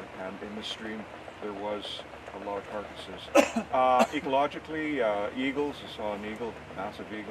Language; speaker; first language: English; native; English